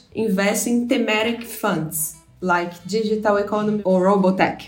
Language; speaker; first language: English; non-native, fluent; Portuguese